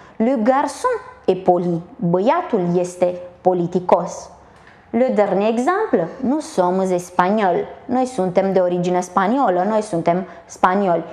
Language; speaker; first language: Romanian; native; Romanian